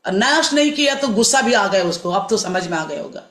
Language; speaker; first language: Hindi; non-native, local second language; Telugu